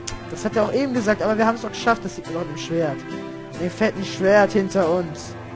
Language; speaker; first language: German; native; German